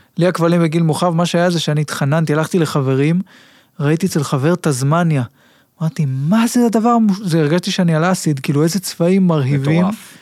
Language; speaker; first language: Hebrew; native; Hebrew